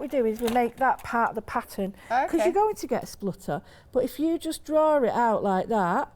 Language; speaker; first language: English; native; English